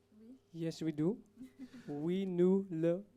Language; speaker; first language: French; non-native, learner; English